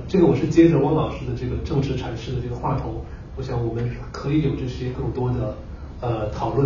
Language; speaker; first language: Chinese; native; Chinese